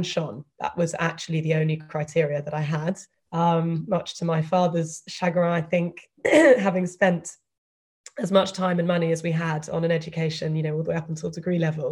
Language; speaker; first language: English; native; English